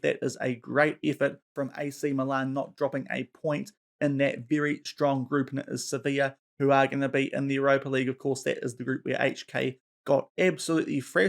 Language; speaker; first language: English; native; English